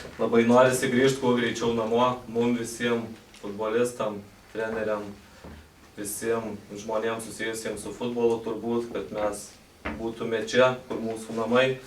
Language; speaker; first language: Lithuanian; native; Lithuanian